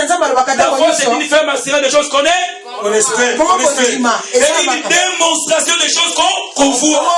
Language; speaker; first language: French; non-native, local second language; Lingala